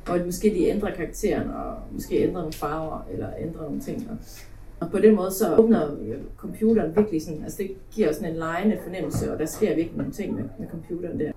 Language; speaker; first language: Danish; early bilingual, other home language; Polish